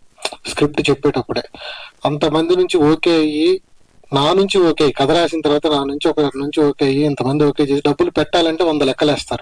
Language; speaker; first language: Telugu; native; Telugu